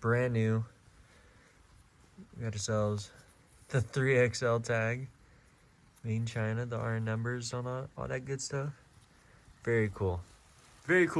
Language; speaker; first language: English; native; English